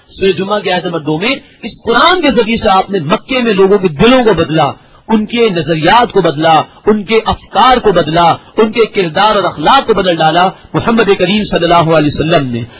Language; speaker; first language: Urdu; native; Urdu